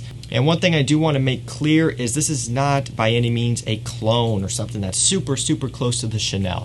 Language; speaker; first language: English; native; English